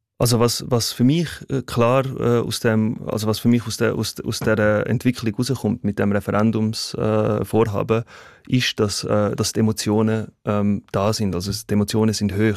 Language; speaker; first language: German; early bilingual, other home language; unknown